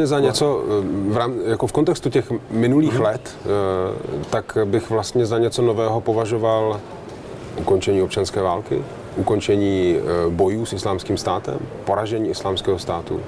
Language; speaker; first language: Czech; native; Czech